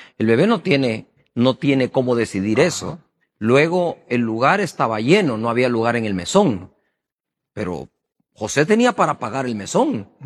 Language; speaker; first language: Spanish; native; Spanish